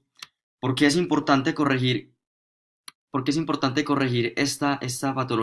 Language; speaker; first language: Spanish; native; Spanish